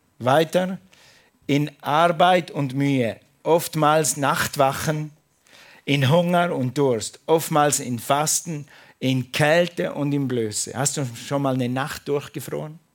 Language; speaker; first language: German; non-native, fluent; English